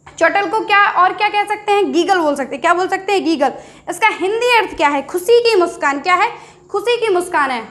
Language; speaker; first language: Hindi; native; Hindi